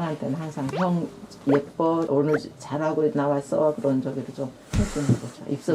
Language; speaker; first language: Korean; native; Korean